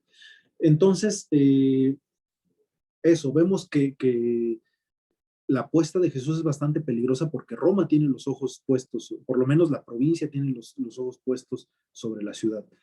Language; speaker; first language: Spanish; native; Spanish